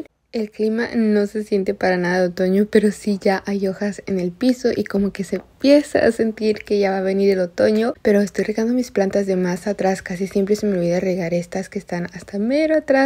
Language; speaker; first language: Spanish; native; Spanish